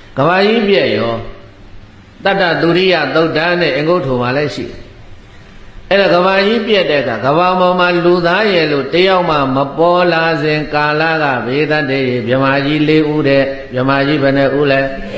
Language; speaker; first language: Burmese; native; Burmese